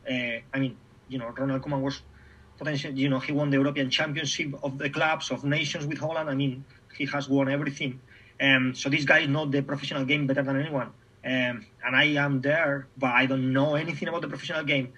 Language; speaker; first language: English; non-native, fluent; Spanish